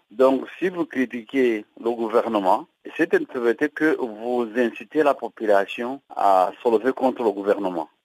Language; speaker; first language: French; non-native, local second language; Kinyarwanda